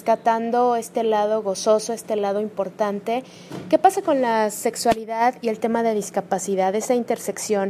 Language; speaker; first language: Spanish; native; Spanish